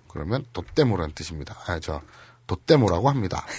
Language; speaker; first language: Korean; native; Korean